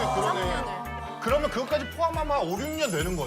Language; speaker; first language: Korean; native; Korean